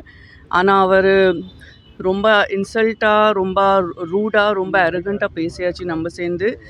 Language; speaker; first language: Tamil; non-native, local second language; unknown